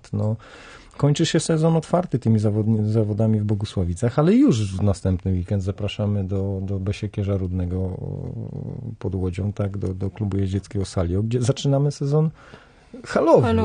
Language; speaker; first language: Polish; native; Polish